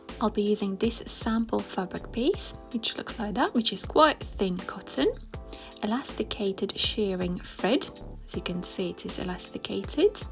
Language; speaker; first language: English; non-native, fluent; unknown